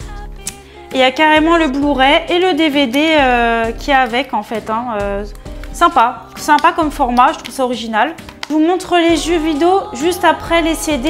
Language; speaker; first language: French; native; French